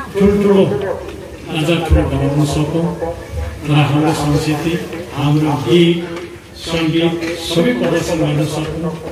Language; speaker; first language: Nepali; non-native, local second language; Limbu